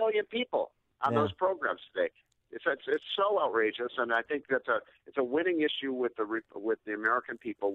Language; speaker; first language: English; native; English